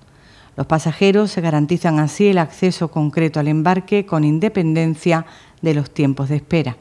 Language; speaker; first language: Spanish; native; Spanish